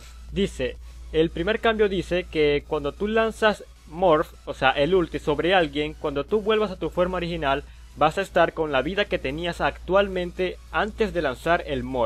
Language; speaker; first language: Spanish; native; Spanish